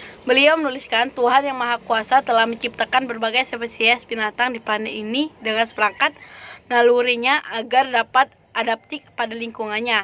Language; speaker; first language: Indonesian; native; Indonesian